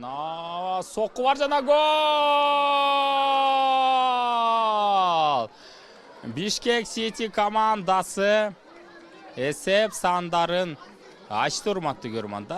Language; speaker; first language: Kyrgyz; native; Kyrgyz